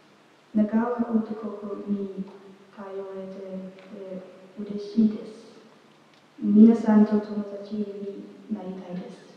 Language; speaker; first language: Japanese; non-native, learner; Danish